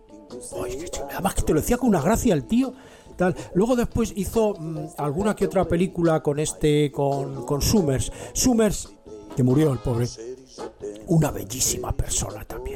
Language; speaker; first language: Spanish; native; Spanish